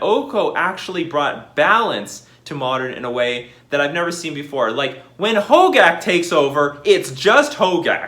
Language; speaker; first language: English; native; English